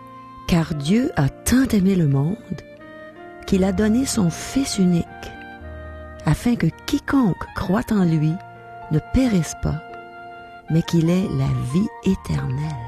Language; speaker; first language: French; native; French